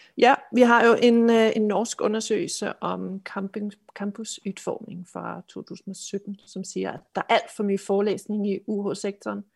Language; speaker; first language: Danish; native; Danish